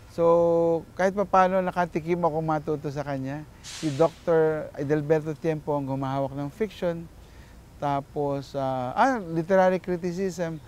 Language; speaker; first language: Filipino; native; Filipino